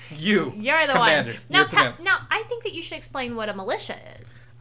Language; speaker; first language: English; native; English